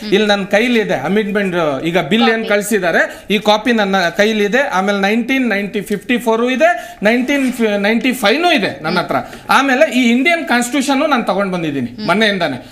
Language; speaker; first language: Kannada; non-native, local second language; Urdu